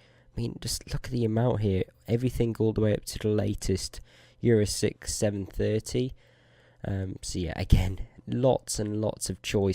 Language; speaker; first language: English; native; English